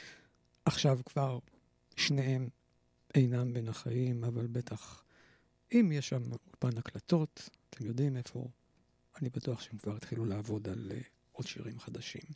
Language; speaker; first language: Hebrew; native; Hebrew